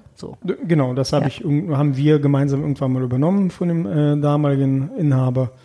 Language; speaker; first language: German; early bilingual, other home language; Russian